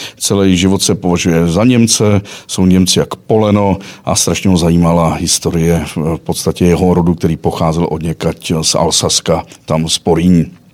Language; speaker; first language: Czech; native; Czech